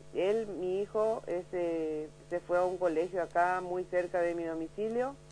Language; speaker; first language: Spanish; native; Spanish